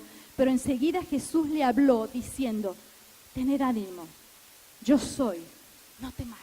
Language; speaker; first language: Spanish; native; Spanish